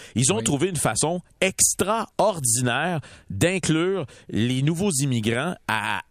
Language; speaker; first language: French; native; French